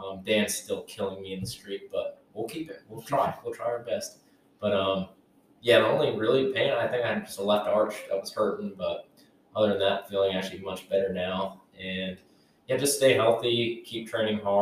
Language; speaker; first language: English; native; English